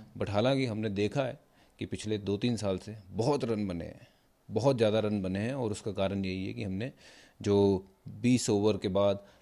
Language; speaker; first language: Hindi; non-native, local second language; Punjabi